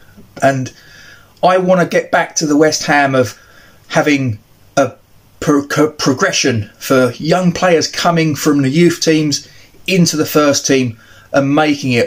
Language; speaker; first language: English; native; English